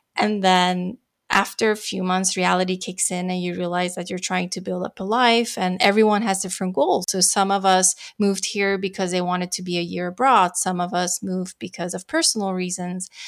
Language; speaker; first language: English; non-native, fluent; Dutch